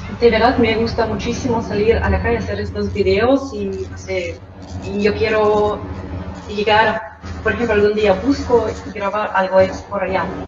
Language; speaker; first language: Spanish; non-native, fluent; Russian